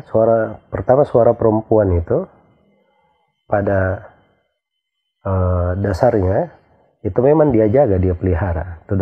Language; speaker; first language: Indonesian; native; Indonesian